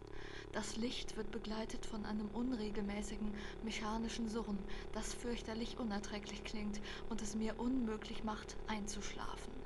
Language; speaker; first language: German; native; German